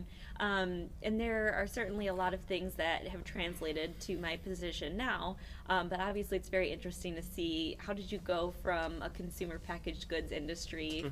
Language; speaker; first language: English; native; English